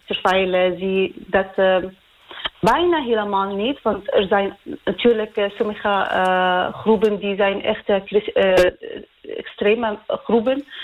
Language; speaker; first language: Dutch; non-native, learner; Arabic